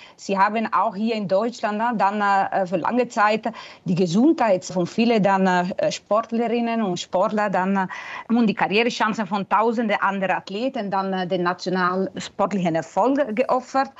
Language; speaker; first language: German; non-native, fluent; Italian